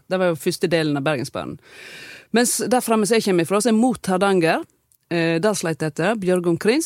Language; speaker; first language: Norwegian; native; Norwegian